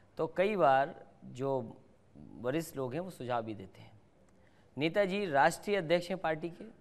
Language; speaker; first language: Hindi; native; Hindi